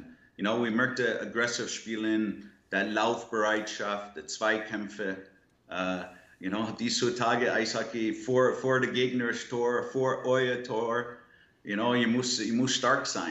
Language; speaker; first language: German; non-native, learner; English